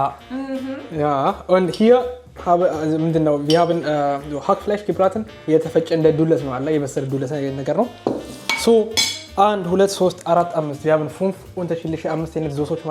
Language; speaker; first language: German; early bilingual, other home language; Amharic